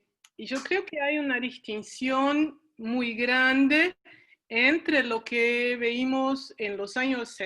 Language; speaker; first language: Spanish; non-native, fluent; Portuguese